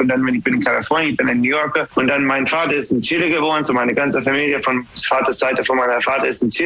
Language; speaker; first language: German; non-native, learner; English